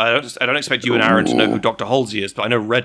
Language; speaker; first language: English; native; English